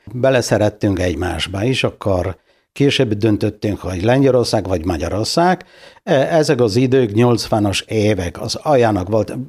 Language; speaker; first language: Hungarian; non-native, fluent; Polish